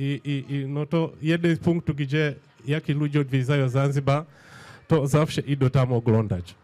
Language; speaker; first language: Polish; non-native, fluent; Swahili